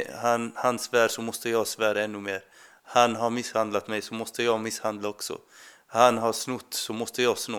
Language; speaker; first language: Swedish; non-native, fluent; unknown